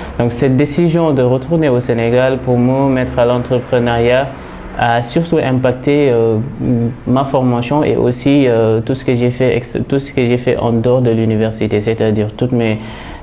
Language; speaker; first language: French; non-native, local second language; Wolof